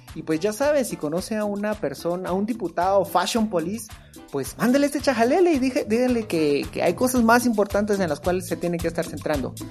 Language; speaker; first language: Spanish; native; Spanish